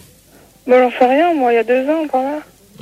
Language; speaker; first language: French; native; French